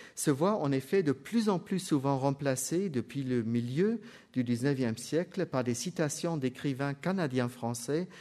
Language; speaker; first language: French; non-native, fluent; German